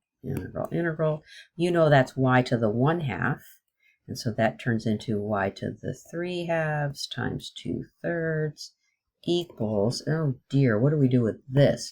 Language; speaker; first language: English; native; English